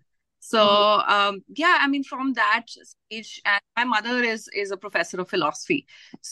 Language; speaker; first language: English; non-native, local second language; Hindi